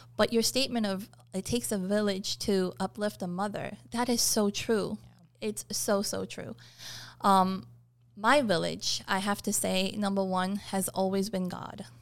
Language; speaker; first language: English; early bilingual, other home language; Persian